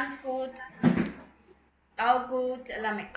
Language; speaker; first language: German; non-native, fluent; Tamil